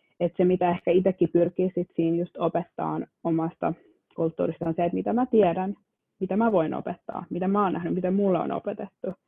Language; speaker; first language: Finnish; early bilingual, other home language; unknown